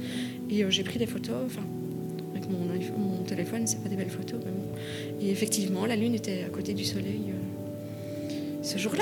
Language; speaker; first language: French; native; French